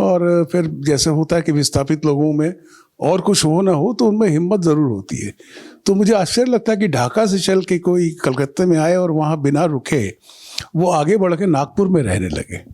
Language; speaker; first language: Hindi; non-native, local second language; Bangla